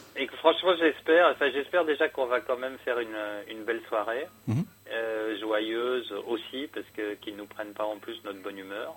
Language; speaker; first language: French; native; French